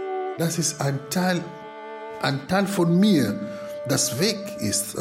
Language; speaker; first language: German; non-native, fluent; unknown